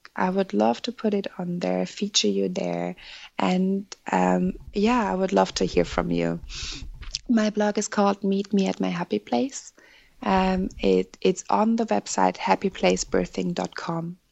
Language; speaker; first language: English; non-native, fluent; German